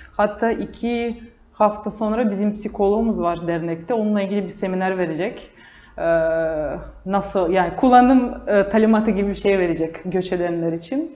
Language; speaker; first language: Turkish; non-native, fluent; Russian